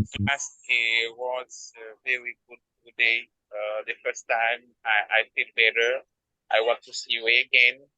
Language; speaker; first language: English; non-native, learner; Haitian Creole